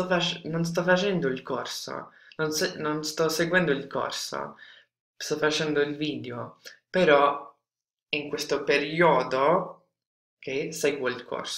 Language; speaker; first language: Italian; non-native, fluent; English